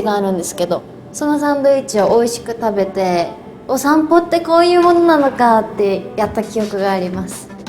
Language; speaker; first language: Japanese; native; Japanese